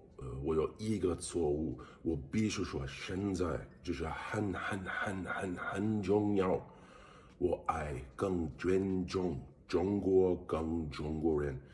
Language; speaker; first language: Chinese; non-native, learner; English